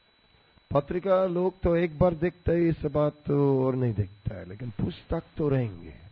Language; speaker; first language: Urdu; non-native, learner; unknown